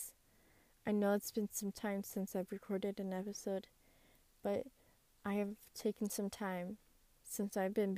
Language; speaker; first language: English; native; English